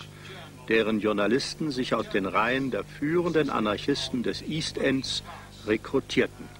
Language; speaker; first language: German; native; German